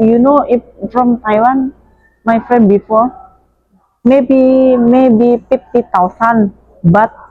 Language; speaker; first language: English; non-native, learner; Indonesian